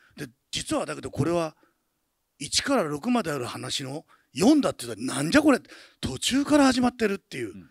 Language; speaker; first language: Japanese; native; Japanese